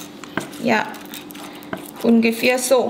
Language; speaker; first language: German; non-native, learner; Thai